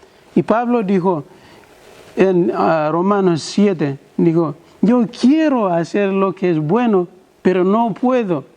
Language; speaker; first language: Spanish; non-native, learner; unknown